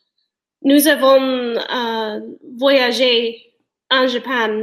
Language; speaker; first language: French; non-native, learner; English